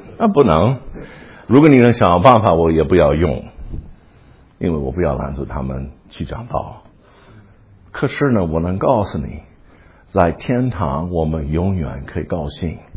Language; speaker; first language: Chinese; non-native, fluent; English